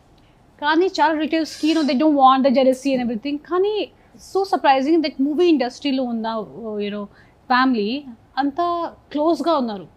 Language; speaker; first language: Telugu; non-native, local second language; Hindi